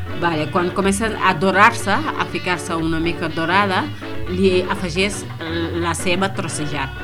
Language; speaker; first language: Catalan; non-native, fluent; Wolof